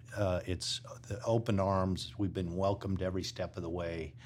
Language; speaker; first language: English; native; English